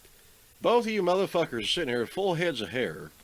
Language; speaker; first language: English; native; English